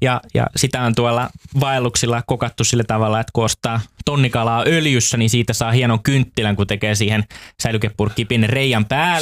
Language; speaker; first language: Finnish; native; Finnish